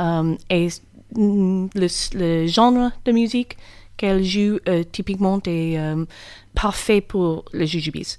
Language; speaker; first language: French; non-native, learner; English